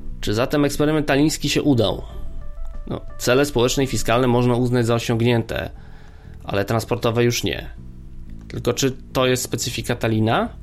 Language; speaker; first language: Polish; native; Polish